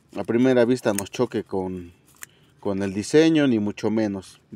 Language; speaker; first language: Spanish; native; Spanish